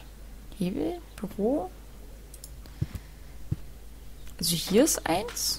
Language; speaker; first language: German; native; German